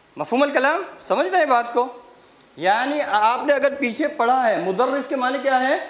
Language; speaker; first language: Urdu; native; Urdu